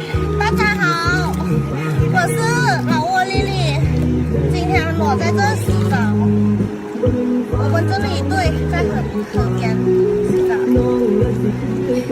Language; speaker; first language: Chinese; non-native, learner; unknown